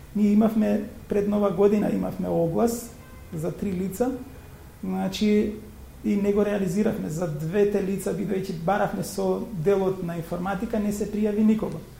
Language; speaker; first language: Macedonian; native; Macedonian